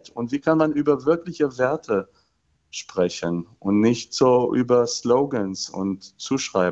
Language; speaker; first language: German; non-native, fluent; Hebrew